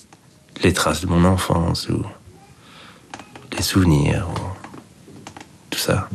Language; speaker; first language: French; non-native, fluent; Persian